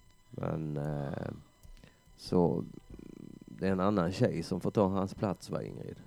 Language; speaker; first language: Swedish; native; Swedish